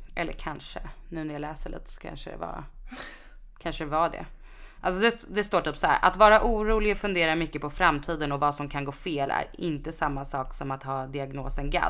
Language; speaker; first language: Swedish; native; Swedish